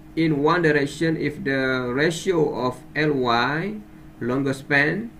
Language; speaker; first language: English; non-native, local second language; Malay